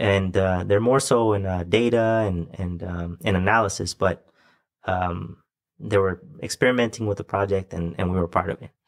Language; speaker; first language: English; native; English